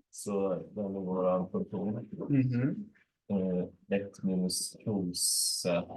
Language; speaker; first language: Swedish; native; Swedish